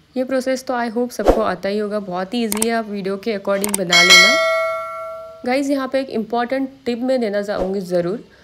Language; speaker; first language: Hindi; non-native, local second language; Marathi